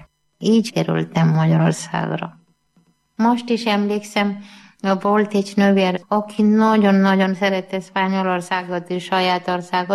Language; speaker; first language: Hungarian; non-native, learner; Malayalam